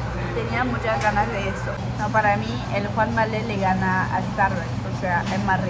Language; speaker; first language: Spanish; non-native, fluent; French